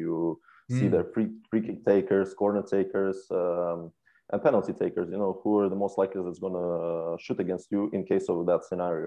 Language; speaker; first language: English; native; English